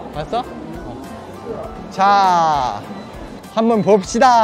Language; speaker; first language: Korean; non-native, fluent; Chinese